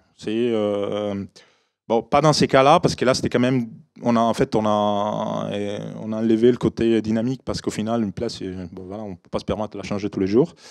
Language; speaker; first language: French; non-native, fluent; Italian